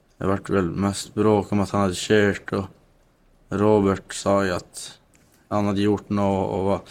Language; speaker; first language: Swedish; native; Swedish